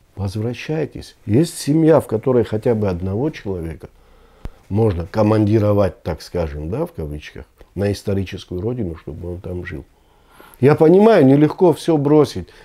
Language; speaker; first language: Russian; non-native, local second language; Abkhazian